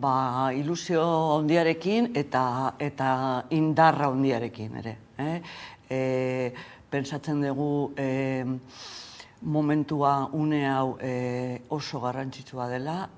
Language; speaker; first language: Basque; non-native, local second language; Spanish